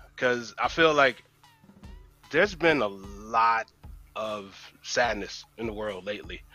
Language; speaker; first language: English; native; English